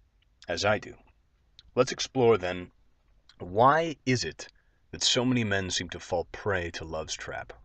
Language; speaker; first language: English; native; English